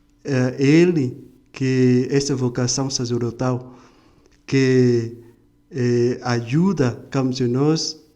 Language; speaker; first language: Portuguese; non-native, fluent; Vietnamese